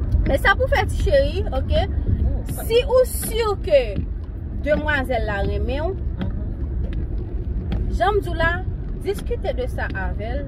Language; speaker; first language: French; non-native, local second language; Haitian Creole